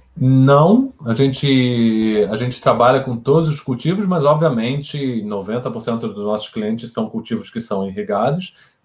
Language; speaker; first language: Portuguese; native; Portuguese